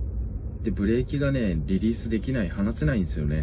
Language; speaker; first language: Japanese; native; Japanese